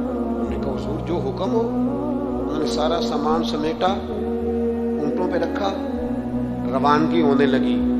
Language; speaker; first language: Urdu; non-native, local second language; Punjabi